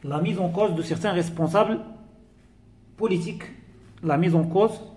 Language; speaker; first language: French; non-native, local second language; Arabic